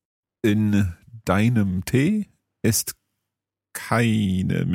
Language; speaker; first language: German; non-native, fluent; English